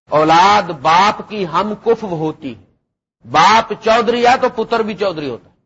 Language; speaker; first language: Urdu; non-native, local second language; Punjabi